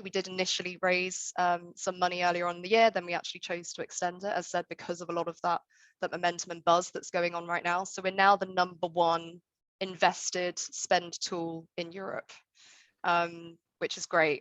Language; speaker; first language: English; native; English